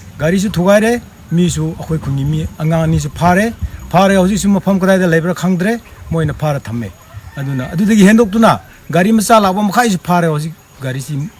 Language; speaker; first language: Manipuri; non-native, local second language; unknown